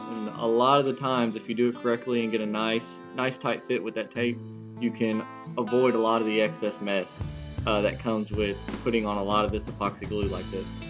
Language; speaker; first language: English; native; English